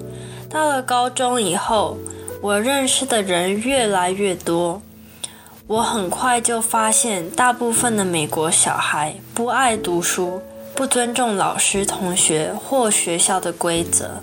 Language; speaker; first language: Chinese; early bilingual, heritage; Chinese